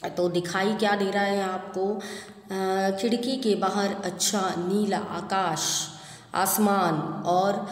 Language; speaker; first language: Hindi; non-native, local second language; Gujarati